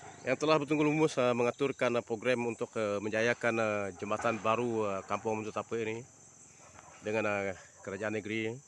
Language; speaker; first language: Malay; non-native, local second language; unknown